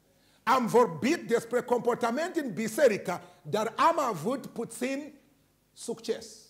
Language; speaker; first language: Romanian; non-native, learner; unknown